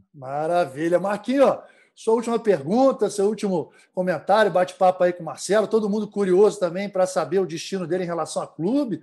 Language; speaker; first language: Portuguese; native; Portuguese